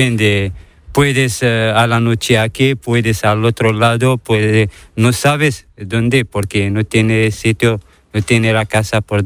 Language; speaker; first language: Spanish; non-native, learner; Arabic